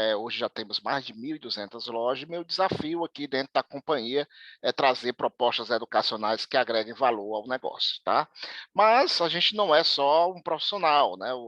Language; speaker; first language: Portuguese; native; Portuguese